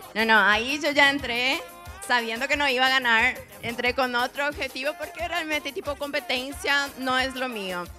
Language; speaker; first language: Spanish; non-native, local second language; Portuguese